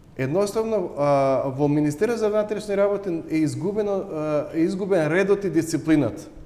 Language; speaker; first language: Macedonian; native; Macedonian